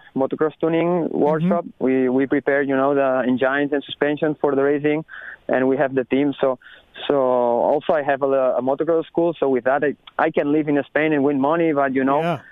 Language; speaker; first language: English; non-native, learner; Spanish